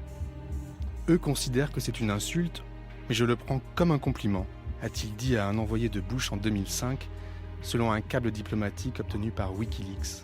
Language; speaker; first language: French; native; French